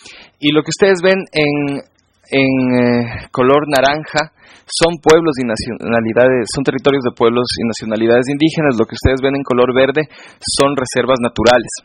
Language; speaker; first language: Spanish; native; Spanish